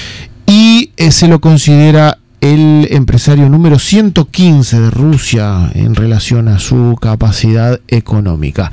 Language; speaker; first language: Spanish; native; Spanish